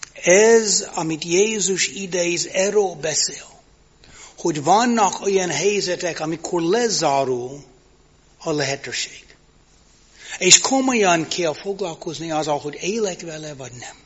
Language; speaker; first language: Hungarian; non-native, fluent; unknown